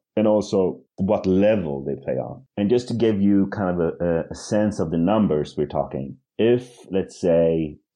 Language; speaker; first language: English; early bilingual, other home language; Swedish